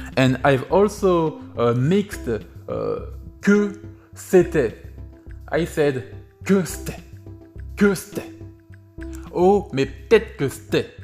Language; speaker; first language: English; non-native, fluent; French